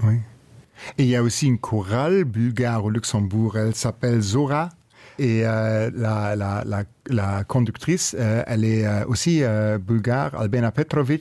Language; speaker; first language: French; non-native, local second language; Luxembourgish